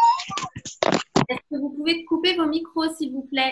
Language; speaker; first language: French; native; French